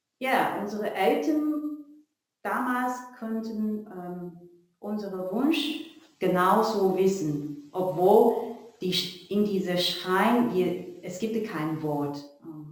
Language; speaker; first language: German; non-native, learner; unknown